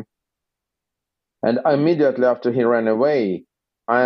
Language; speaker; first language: English; non-native, fluent; Russian